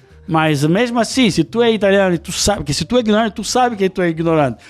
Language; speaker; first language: Portuguese; non-native, fluent; Italian